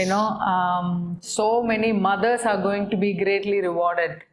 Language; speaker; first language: English; non-native, local second language; Tamil